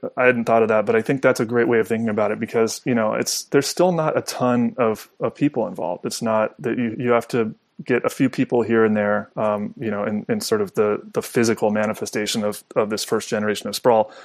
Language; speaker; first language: English; native; English